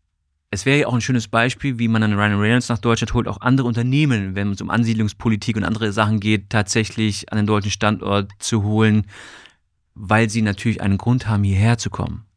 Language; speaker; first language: German; native; German